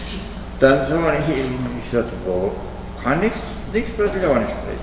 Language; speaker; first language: German; early bilingual, heritage; German